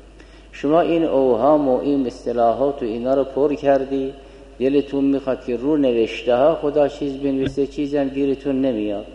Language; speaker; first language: Persian; native; Persian